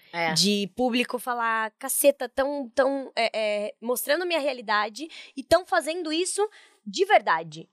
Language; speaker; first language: Portuguese; native; Portuguese